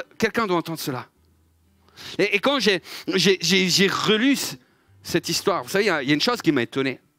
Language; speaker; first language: French; native; French